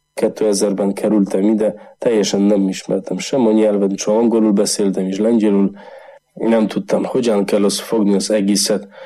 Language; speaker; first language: Hungarian; non-native, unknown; Polish